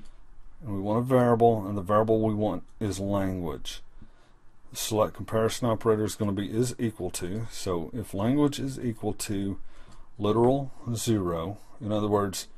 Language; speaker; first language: English; native; English